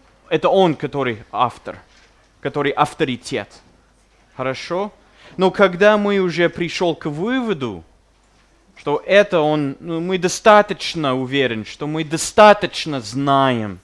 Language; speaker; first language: Russian; non-native, fluent; English